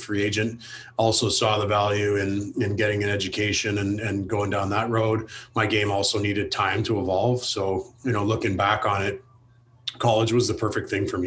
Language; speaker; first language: English; native; English